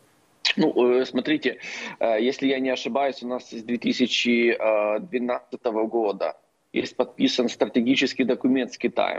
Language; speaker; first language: Russian; non-native, local second language; Ukrainian